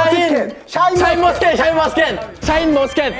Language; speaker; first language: Korean; native; Korean